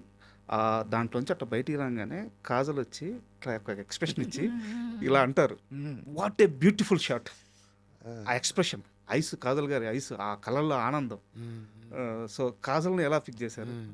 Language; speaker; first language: Telugu; native; Telugu